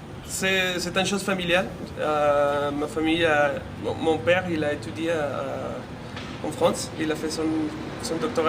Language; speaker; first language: French; non-native, learner; Spanish